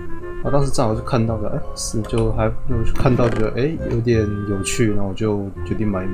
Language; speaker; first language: Chinese; native; Chinese